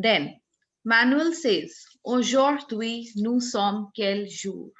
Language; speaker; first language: French; non-native, fluent; Hindi